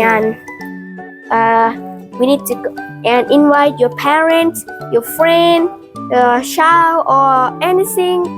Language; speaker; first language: English; non-native, learner; Thai